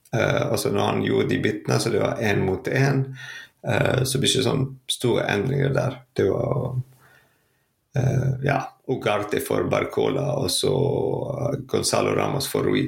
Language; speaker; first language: Norwegian; non-native, fluent; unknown